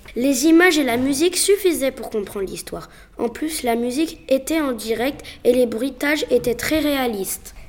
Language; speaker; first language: French; native; French